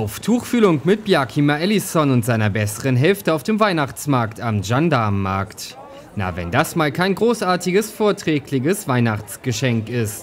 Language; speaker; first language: German; native; German